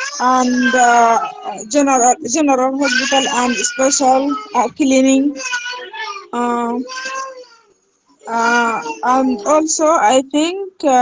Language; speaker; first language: English; non-native, learner; Arabic